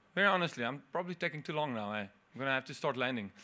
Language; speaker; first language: English; non-native, local second language; Afrikaans